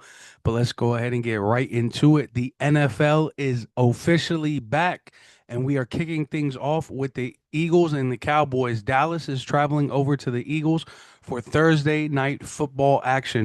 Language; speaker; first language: English; native; English